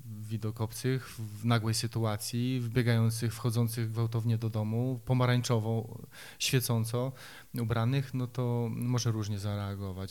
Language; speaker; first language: Polish; native; Polish